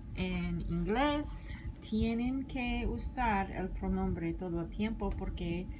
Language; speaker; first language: Spanish; non-native, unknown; English